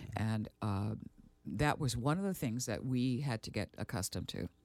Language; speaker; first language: English; early bilingual, other home language; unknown